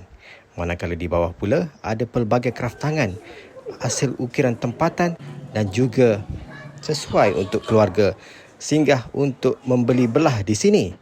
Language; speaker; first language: Malay; native; Malay